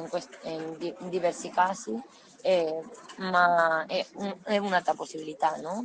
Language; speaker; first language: Italian; non-native, learner; Spanish